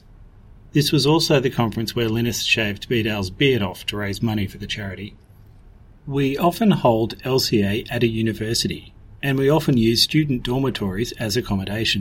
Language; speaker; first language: English; native; English